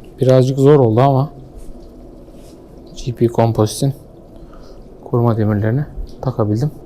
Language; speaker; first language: Turkish; native; Turkish